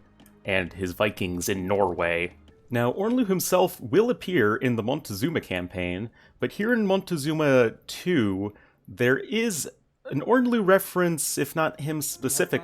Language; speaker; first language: English; native; English